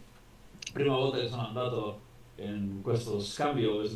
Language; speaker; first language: Italian; non-native, learner; Basque